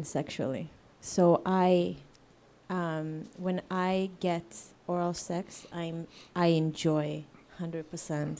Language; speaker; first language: English; non-native, fluent; Hebrew